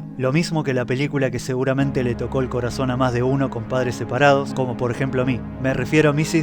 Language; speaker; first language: Spanish; native; Spanish